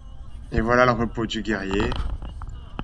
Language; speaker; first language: French; native; French